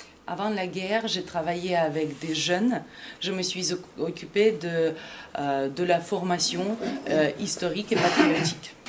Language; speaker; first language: French; non-native, fluent; Ukrainian